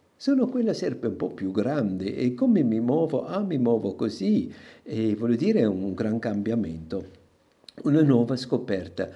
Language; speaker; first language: Italian; non-native, local second language; German